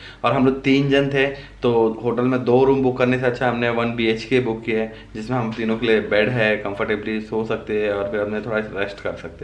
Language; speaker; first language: Hindi; native; Hindi